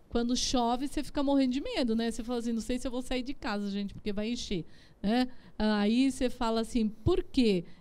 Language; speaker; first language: Portuguese; native; Portuguese